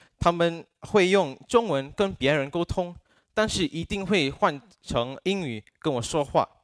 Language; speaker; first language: Chinese; non-native, local second language; English